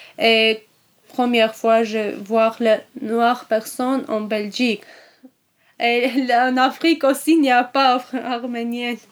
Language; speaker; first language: French; non-native, learner; Armenian